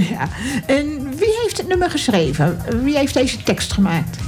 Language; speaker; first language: Dutch; native; Dutch